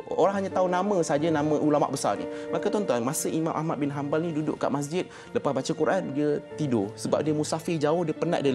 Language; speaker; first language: Malay; native; Malay